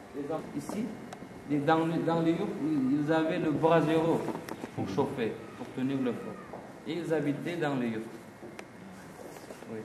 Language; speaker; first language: French; non-native, fluent; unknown